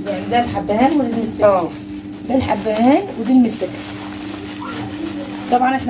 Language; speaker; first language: Arabic; native; Arabic